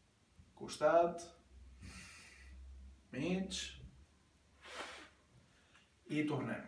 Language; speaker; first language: Catalan; native; Catalan